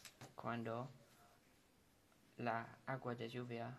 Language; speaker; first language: Spanish; non-native, learner; English